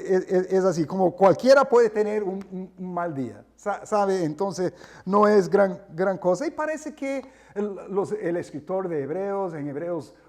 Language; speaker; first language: Spanish; non-native, fluent; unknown